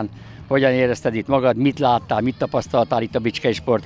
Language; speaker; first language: Hungarian; native; Hungarian